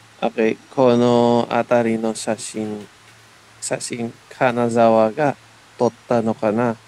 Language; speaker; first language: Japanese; non-native, learner; English